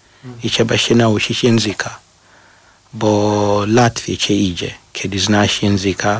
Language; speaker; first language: Polish; non-native, learner; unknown